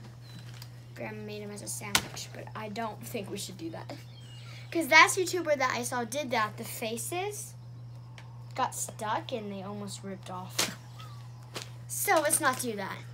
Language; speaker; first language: English; native; English